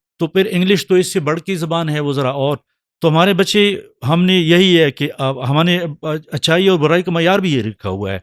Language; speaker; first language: Urdu; non-native, local second language; Pashto